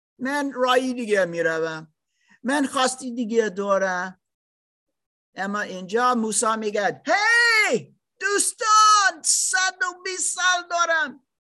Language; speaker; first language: Persian; non-native, learner; German